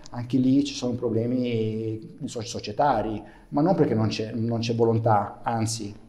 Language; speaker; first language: Italian; native; Italian